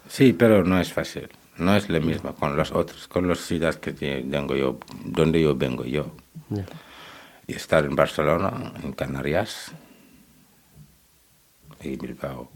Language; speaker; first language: Spanish; non-native, learner; Wolof